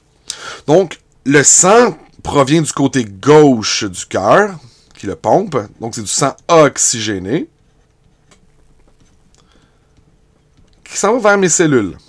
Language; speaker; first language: French; native; French